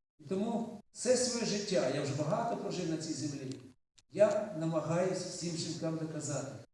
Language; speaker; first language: Ukrainian; native; Ukrainian